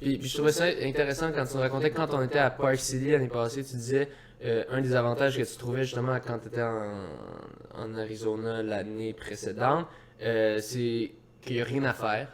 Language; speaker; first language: French; native; French